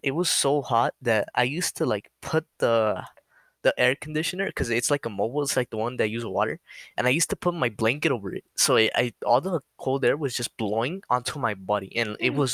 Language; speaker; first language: English; native; English